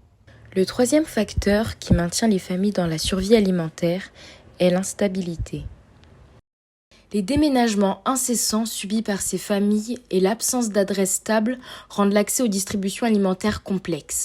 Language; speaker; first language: French; native; French